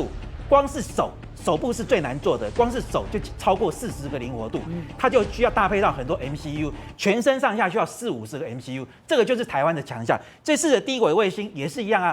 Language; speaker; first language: Chinese; native; Chinese